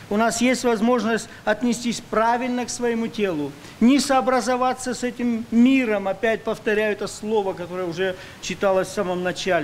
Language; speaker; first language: Russian; native; Russian